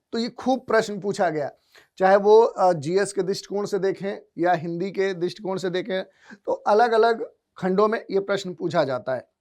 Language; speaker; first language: Hindi; native; Hindi